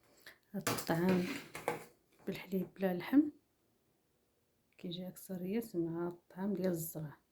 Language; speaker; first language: Arabic; native; Arabic